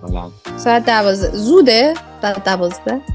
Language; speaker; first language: Persian; native; Persian